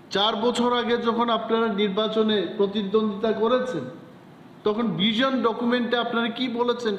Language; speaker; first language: Bangla; non-native, local second language; Kok Borok